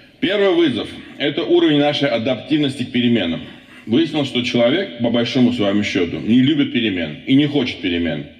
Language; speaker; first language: Russian; non-native, local second language; Armenian